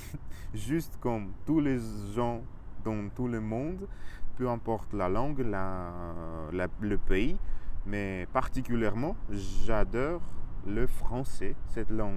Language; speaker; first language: French; non-native, fluent; Russian